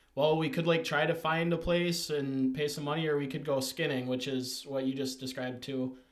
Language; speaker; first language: English; native; English